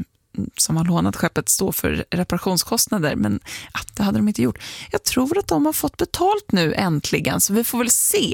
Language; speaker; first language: Swedish; native; Swedish